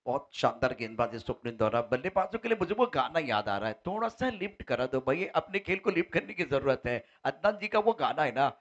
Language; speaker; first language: Hindi; non-native, local second language; Marathi